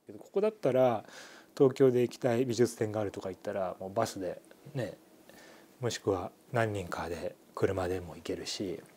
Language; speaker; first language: Japanese; native; Japanese